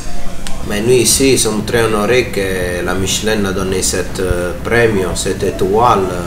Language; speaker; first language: French; non-native, fluent; Italian